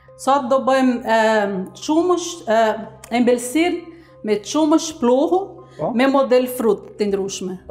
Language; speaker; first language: Albanian; non-native, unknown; Portuguese